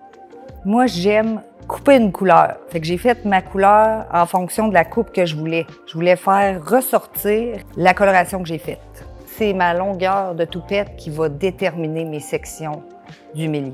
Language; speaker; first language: French; native; French